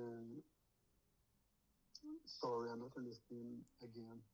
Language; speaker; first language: English; non-native, learner; Portuguese